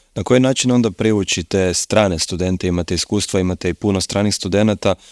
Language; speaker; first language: Croatian; native; Croatian